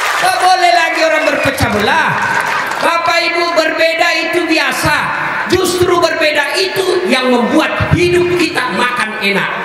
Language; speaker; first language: Indonesian; non-native, local second language; Buginese